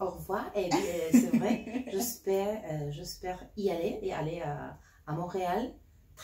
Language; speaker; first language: French; non-native, learner; Spanish